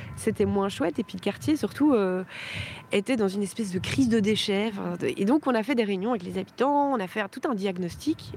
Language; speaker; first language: French; native; French